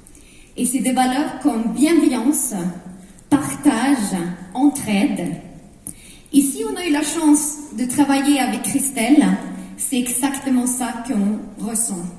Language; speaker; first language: French; non-native, fluent; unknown